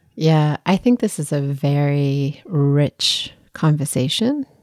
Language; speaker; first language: English; native; English